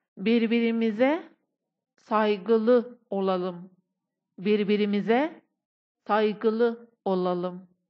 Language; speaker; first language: Persian; native; Persian